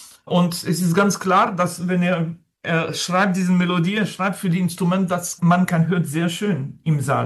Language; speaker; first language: German; non-native, fluent; French